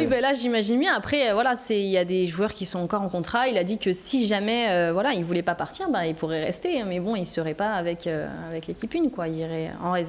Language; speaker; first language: French; native; French